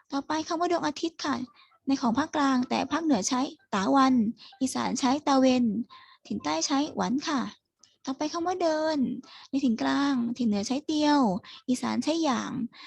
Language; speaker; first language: Thai; native; Thai